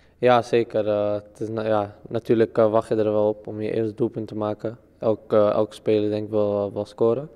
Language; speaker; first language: Dutch; native; Dutch